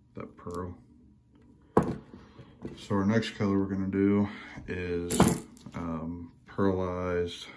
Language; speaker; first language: English; native; English